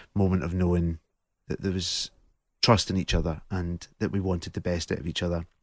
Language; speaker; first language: English; native; English